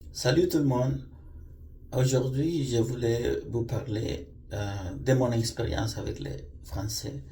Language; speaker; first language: French; non-native, fluent; Spanish